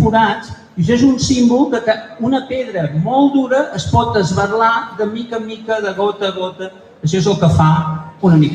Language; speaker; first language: Catalan; native; Catalan